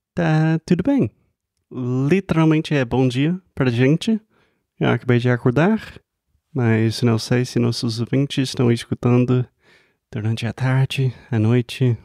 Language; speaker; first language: Portuguese; non-native, fluent; English